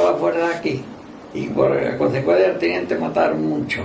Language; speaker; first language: Spanish; native; Spanish